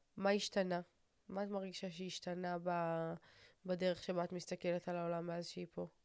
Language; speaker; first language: Hebrew; native; Hebrew